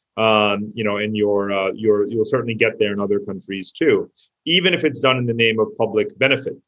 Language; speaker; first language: English; native; English